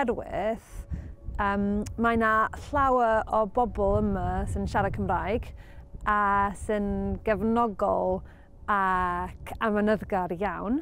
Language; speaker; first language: Welsh; non-native, learner; English